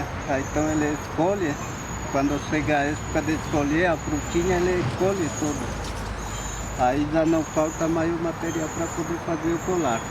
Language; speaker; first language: Portuguese; non-native, local second language; Guarani